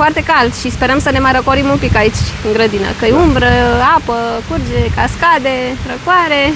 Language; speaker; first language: Romanian; native; Romanian